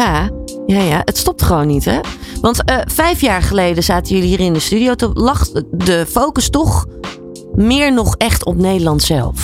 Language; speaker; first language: Dutch; native; Dutch